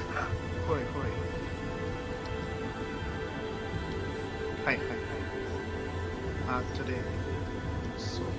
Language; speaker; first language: Japanese; non-native, learner; English